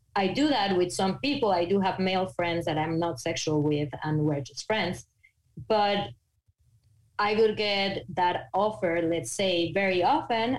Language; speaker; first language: English; non-native, fluent; Spanish